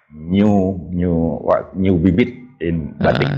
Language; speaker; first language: English; non-native, fluent; Indonesian